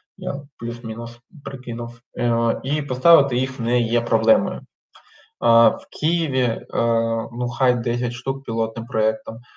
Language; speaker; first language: Ukrainian; non-native, local second language; Russian